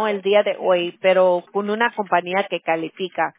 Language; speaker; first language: Spanish; early bilingual, heritage; Spanish